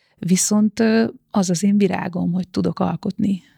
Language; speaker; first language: Hungarian; native; Hungarian